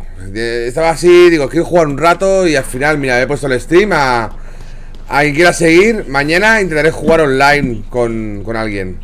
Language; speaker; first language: Spanish; native; Spanish